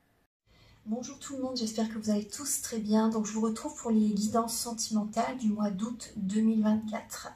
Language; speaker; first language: French; native; French